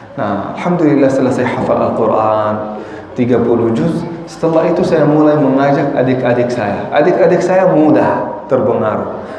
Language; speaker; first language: Indonesian; non-native, fluent; Arabic